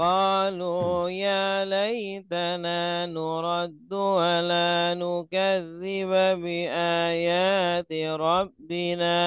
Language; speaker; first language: Arabic; non-native, fluent; Indonesian